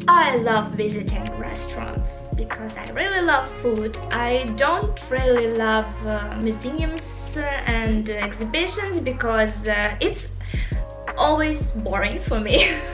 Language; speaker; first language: English; non-native, learner; Ukrainian